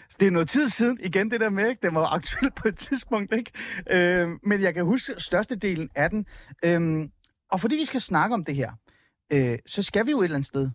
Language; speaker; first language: Danish; early bilingual, other home language; Persian